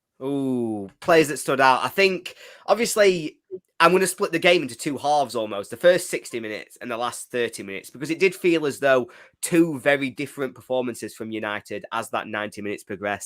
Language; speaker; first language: English; native; English